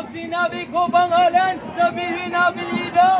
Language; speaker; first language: Filipino; non-native, local second language; Waray